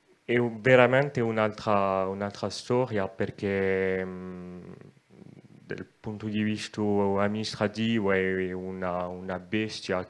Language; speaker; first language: Italian; non-native, local second language; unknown